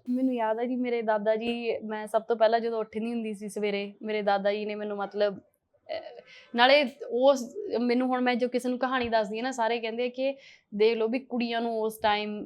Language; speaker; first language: Punjabi; early bilingual, heritage; Punjabi